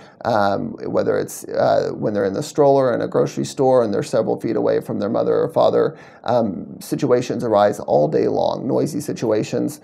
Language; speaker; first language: English; native; English